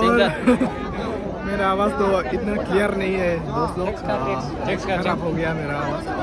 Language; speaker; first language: Hindi; non-native, local second language; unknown